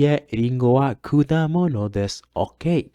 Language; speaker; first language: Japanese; non-native, learner; Spanish